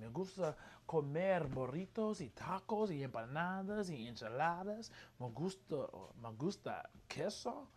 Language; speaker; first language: Spanish; non-native, learner; English